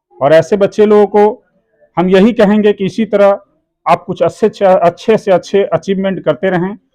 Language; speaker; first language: Hindi; native; Hindi